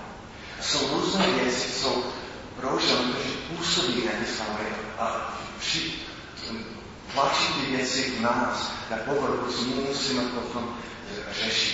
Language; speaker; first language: Czech; non-native, fluent; English